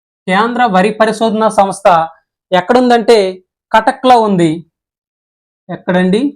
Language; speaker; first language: Telugu; native; Telugu